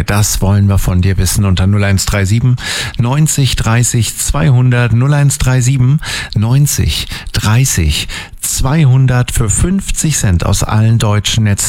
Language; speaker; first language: German; native; German